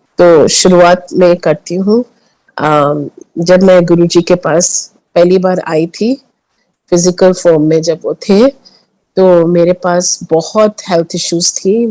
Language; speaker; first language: Hindi; early bilingual, heritage; Hindi